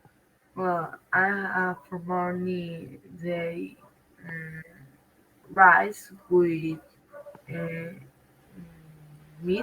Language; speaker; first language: English; non-native, learner; Spanish